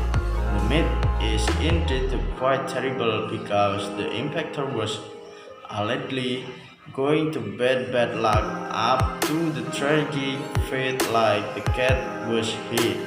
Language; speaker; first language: English; non-native, learner; Indonesian